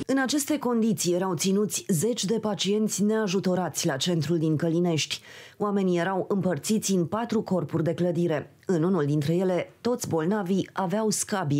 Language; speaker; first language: Romanian; native; Romanian